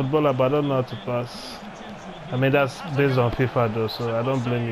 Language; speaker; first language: English; native; English